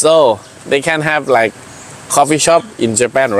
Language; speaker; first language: English; non-native, learner; Thai